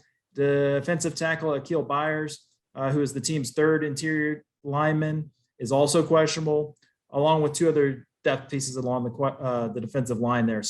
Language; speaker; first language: English; native; English